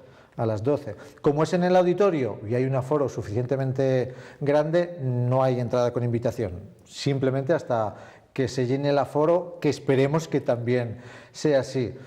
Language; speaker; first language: Spanish; native; Spanish